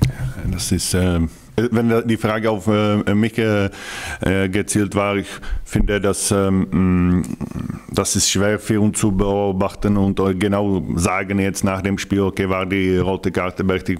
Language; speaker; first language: German; non-native, fluent; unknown